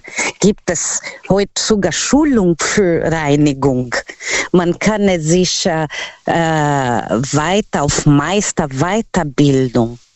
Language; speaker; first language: German; non-native, learner; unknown